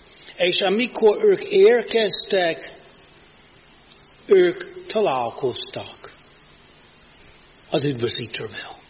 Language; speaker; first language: Hungarian; non-native, fluent; English